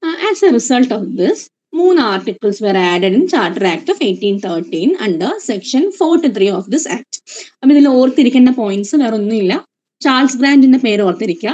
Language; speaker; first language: Malayalam; native; Malayalam